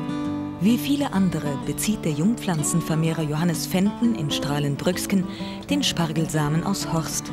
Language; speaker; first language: German; native; German